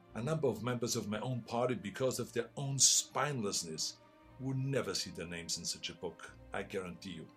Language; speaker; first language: English; non-native, fluent; German